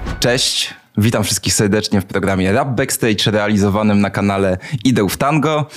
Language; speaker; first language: Polish; native; Polish